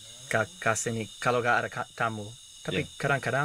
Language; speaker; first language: Indonesian; non-native, learner; English